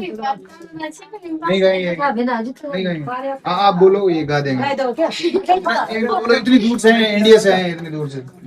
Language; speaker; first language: Hindi; native; Hindi